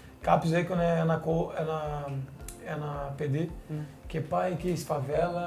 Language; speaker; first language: Greek; non-native, fluent; Portuguese